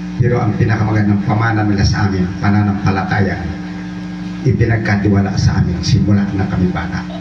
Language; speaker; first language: Filipino; non-native, local second language; Bikol